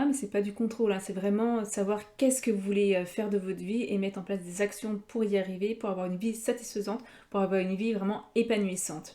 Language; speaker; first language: French; native; French